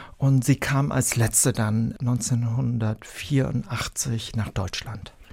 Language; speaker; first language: German; early bilingual, other home language; Vietnamese